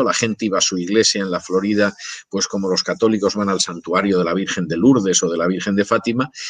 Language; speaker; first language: Spanish; native; Spanish